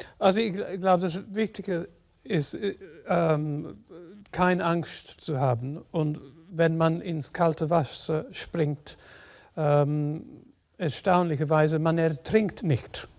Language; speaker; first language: German; non-native, fluent; English